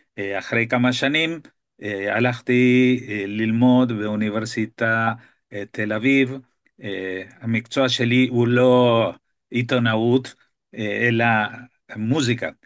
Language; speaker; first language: Hebrew; non-native, fluent; Spanish